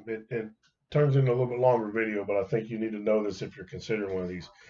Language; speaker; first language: English; native; English